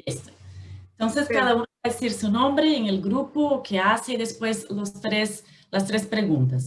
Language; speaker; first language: Spanish; non-native, learner; Portuguese